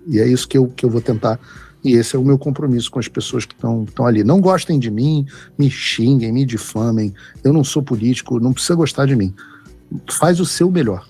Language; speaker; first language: Portuguese; native; Portuguese